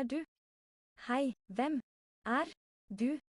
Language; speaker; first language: Norwegian; non-native, learner; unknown